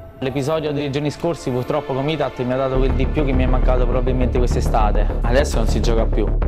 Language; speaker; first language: Italian; native; Italian